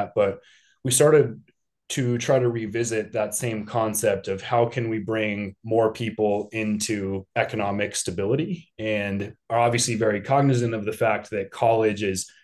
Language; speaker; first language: English; native; English